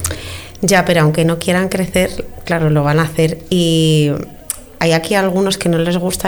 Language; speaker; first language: Spanish; native; Spanish